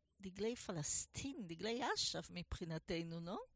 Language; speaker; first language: Hebrew; non-native, fluent; Portuguese